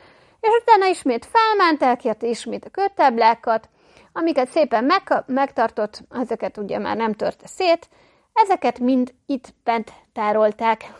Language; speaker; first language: Hungarian; native; Hungarian